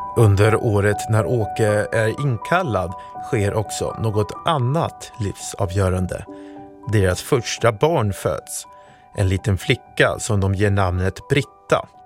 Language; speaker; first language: Swedish; native; Swedish